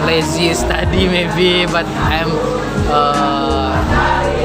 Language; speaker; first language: English; non-native, learner; Indonesian